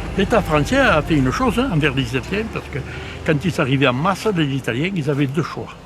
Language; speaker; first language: French; native; French